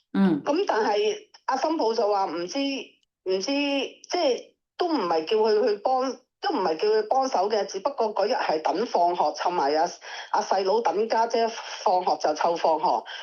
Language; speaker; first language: Cantonese; native; Cantonese